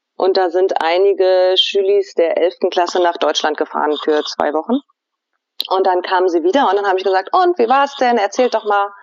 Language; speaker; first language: German; native; German